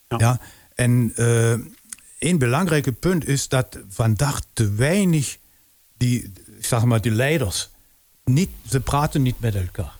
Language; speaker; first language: Dutch; non-native, fluent; German